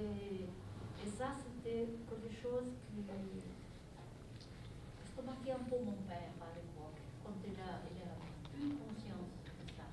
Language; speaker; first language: French; non-native, fluent; Portuguese